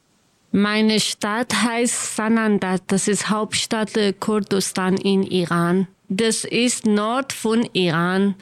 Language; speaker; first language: German; non-native, learner; Kurdish